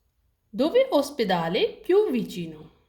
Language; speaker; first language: Italian; non-native, learner; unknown